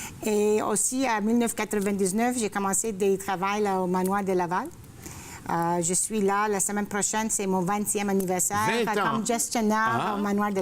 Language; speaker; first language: French; non-native, fluent; Greek